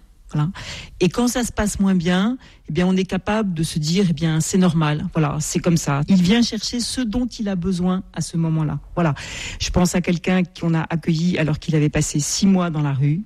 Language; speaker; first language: French; native; French